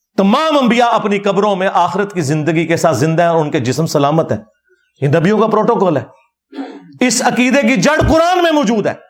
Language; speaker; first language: Urdu; non-native, local second language; Punjabi